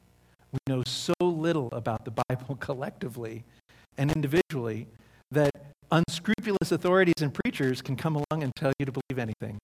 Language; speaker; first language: English; native; English